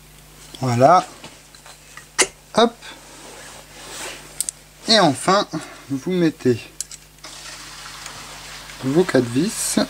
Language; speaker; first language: French; native; French